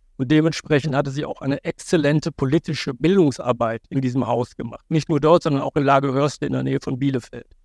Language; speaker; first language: German; native; German